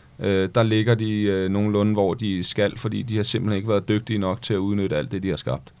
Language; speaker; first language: Danish; native; Danish